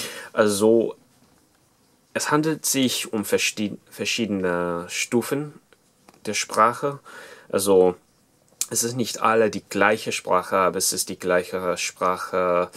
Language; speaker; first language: German; non-native, fluent; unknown